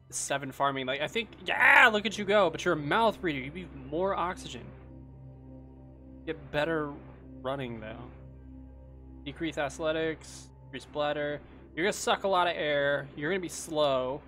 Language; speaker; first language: English; native; English